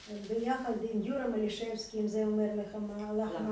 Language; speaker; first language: Hebrew; non-native, fluent; Russian